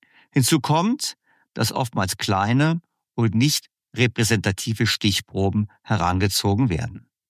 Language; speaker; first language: German; native; German